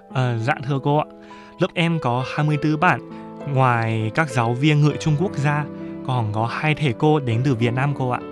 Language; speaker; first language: Vietnamese; non-native, fluent; Chinese